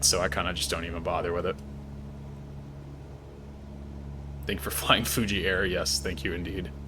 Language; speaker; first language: English; native; English